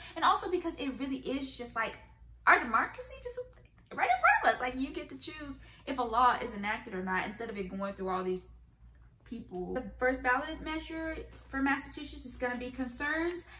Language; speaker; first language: English; native; English